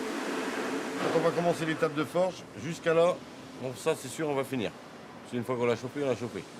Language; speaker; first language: French; native; French